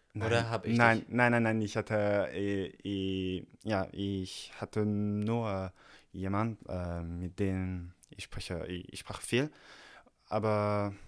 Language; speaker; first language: German; non-native, fluent; French